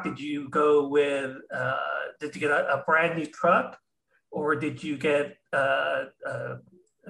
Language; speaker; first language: English; non-native, local second language; Filipino